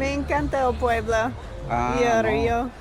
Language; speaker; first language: Spanish; non-native, learner; English